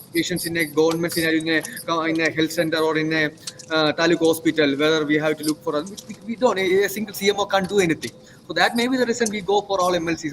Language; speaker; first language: English; non-native, local second language; Malayalam